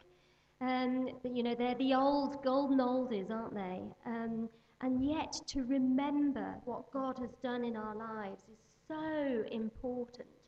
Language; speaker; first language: English; native; English